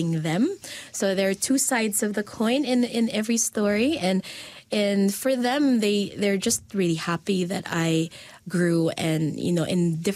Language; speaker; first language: English; non-native, local second language; Filipino